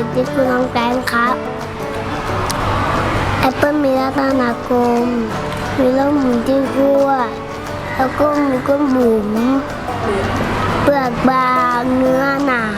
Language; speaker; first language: Thai; native; Thai